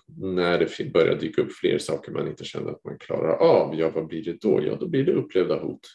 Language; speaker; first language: Swedish; native; Swedish